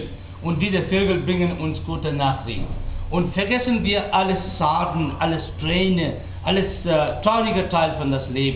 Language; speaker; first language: German; non-native, learner; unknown